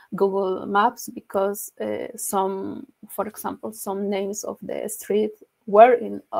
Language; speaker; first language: English; non-native, learner; Spanish